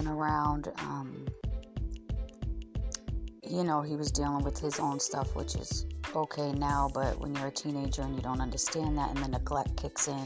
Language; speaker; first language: English; native; English